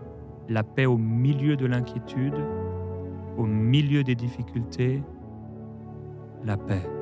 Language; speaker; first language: French; native; French